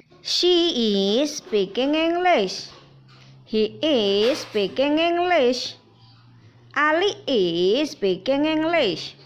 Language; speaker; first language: English; non-native, fluent; Indonesian